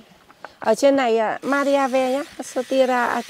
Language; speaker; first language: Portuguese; non-native, learner; Vietnamese